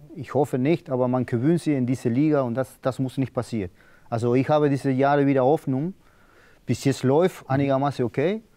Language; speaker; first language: German; non-native, learner; Spanish